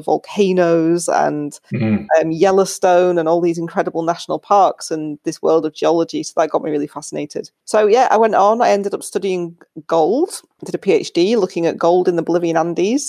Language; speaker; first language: English; native; English